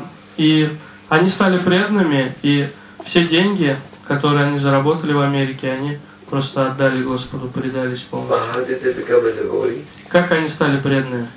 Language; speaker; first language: Russian; native; Russian